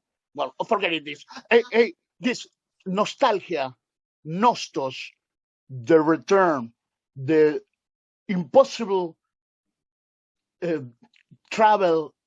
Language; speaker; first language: English; non-native, learner; Spanish